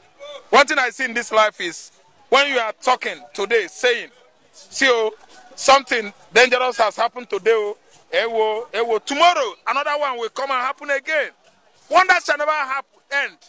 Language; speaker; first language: English; non-native, local second language; Igbo